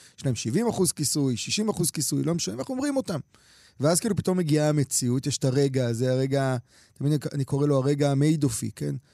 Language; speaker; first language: Hebrew; native; Hebrew